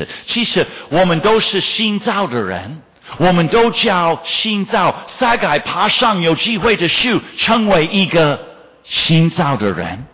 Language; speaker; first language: Chinese; non-native, fluent; English